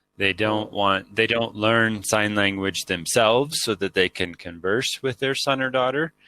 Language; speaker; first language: English; native; English